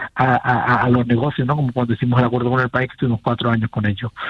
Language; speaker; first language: Spanish; native; Spanish